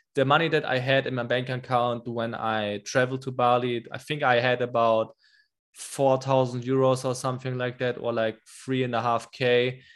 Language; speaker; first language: English; non-native, fluent; German